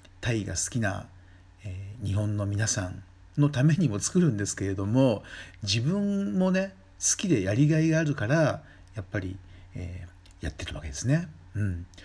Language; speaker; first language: Japanese; native; Japanese